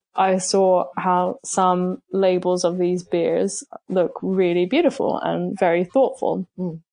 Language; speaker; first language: English; native; English